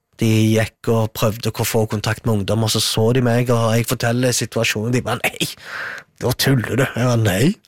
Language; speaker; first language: Norwegian; early bilingual, other home language; Arabic